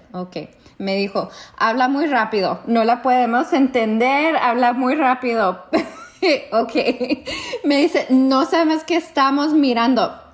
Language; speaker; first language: Spanish; early bilingual, heritage; Spanish